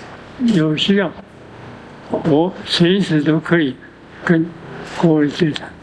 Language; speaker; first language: Chinese; non-native, local second language; Min Nan Chinese